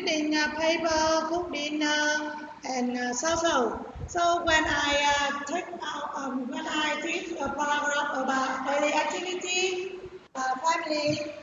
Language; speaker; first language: English; non-native, learner; Vietnamese